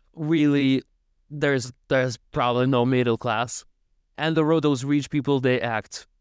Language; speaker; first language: English; non-native, learner; Russian